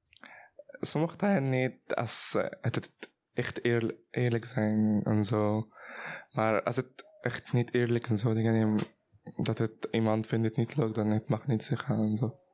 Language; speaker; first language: Dutch; non-native, learner; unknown